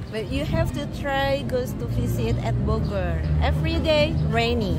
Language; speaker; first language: English; non-native, learner; Indonesian